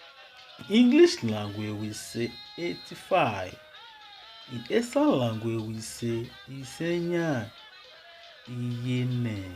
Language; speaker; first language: English; non-native, local second language; Esan